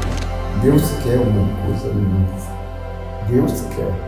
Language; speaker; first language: Portuguese; non-native, local second language; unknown